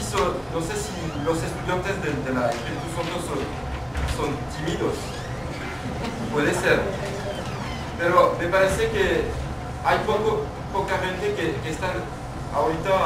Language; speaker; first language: Spanish; non-native, fluent; French